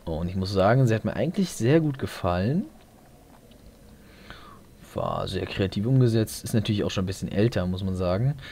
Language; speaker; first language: German; native; German